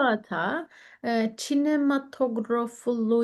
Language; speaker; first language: Romanian; non-native, learner; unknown